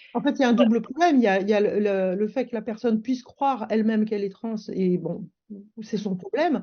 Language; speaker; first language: French; native; French